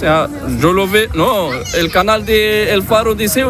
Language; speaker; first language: Spanish; non-native, learner; Arabic